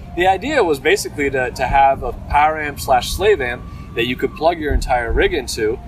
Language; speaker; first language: English; native; English